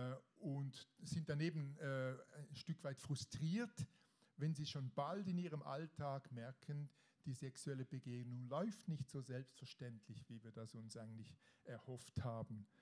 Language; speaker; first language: German; native; German